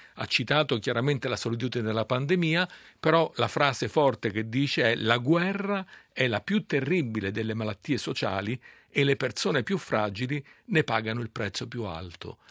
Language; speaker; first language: Italian; native; Italian